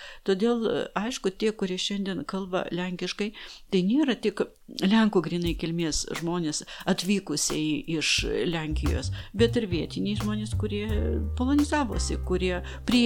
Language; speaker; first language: Lithuanian; non-native, local second language; Polish